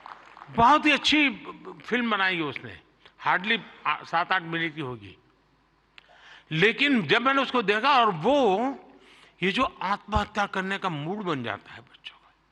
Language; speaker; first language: Hindi; non-native, local second language; Gujarati